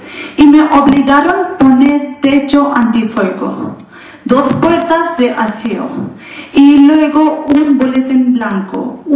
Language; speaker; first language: Spanish; non-native, learner; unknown